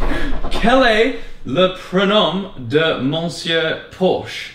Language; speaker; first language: French; non-native, learner; English